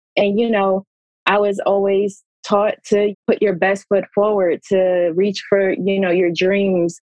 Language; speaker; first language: English; native; English